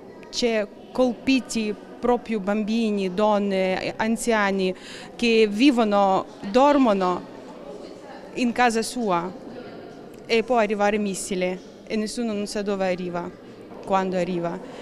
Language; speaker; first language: Italian; non-native, learner; Ukrainian